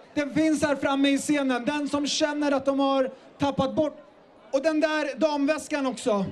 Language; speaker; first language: Swedish; early bilingual, other home language; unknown